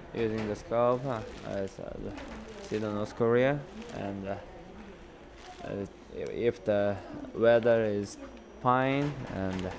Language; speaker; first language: English; non-native, learner; Korean